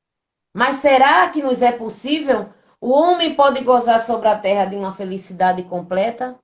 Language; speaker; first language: Portuguese; native; Portuguese